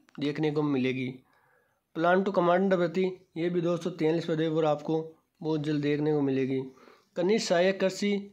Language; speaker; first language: Hindi; native; Hindi